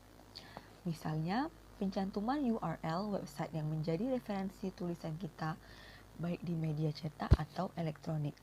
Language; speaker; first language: Indonesian; native; Indonesian